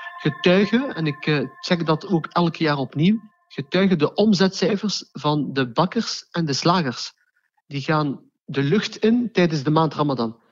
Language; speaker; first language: Dutch; early bilingual, other home language; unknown